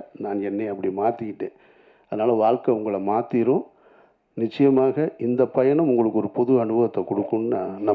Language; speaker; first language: Tamil; native; Tamil